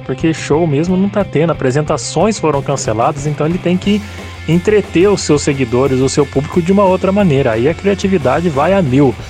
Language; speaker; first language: Portuguese; native; Portuguese